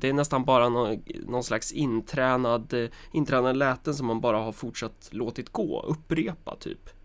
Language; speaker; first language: Swedish; native; Swedish